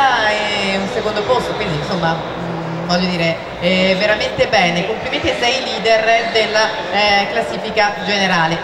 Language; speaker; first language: Italian; native; Italian